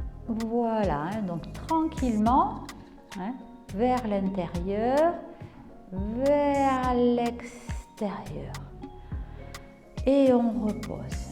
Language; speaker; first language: French; native; French